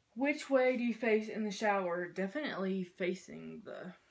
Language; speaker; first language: English; native; English